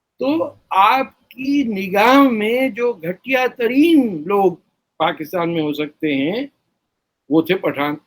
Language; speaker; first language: Urdu; native; Urdu